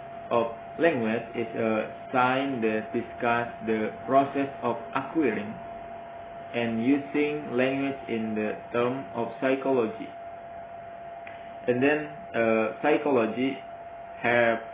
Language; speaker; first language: English; non-native, learner; Indonesian